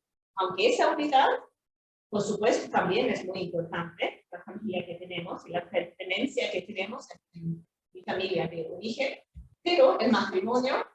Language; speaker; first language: Spanish; non-native, fluent; Swedish